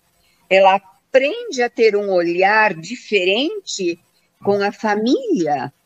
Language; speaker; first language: Portuguese; native; Portuguese